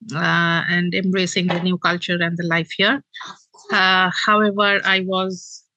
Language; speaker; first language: English; non-native, local second language; Bangla